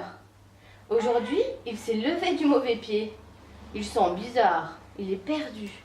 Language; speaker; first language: French; native; French